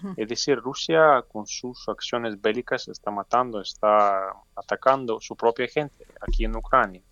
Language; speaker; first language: Spanish; non-native, fluent; Ukrainian